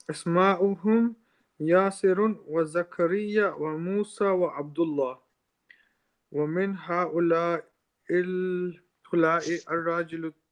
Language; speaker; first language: Arabic; non-native, learner; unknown